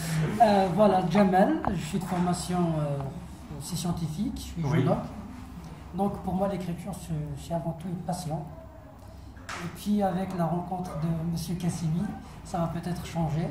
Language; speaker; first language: French; non-native, local second language; Arabic